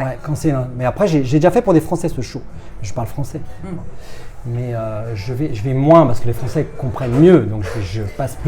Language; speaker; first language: French; native; French